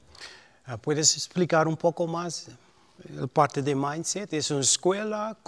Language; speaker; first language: Spanish; non-native, fluent; Papiamento